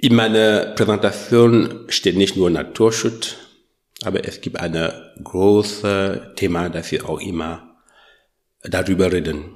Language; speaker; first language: German; non-native, learner; French